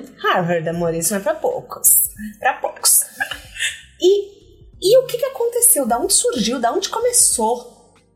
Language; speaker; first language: Portuguese; native; Portuguese